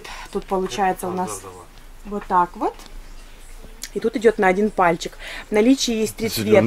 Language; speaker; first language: Russian; native; Russian